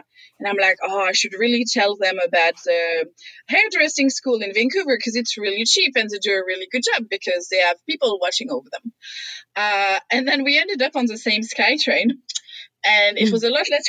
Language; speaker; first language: English; non-native, fluent; French